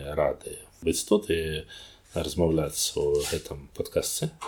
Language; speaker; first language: Belarusian; non-native, learner; Russian